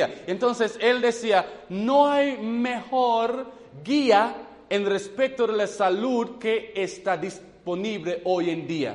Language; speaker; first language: Spanish; non-native, fluent; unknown